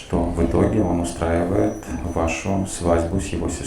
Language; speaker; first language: Russian; native; Russian